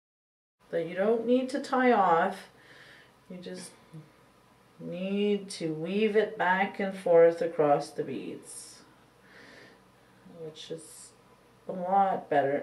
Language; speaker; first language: English; native; English